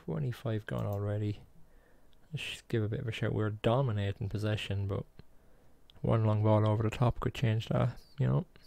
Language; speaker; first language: English; native; English